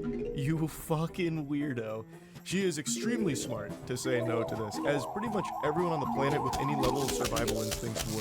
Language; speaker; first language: English; native; English